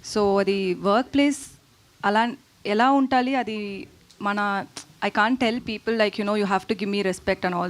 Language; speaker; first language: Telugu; non-native, learner; Tamil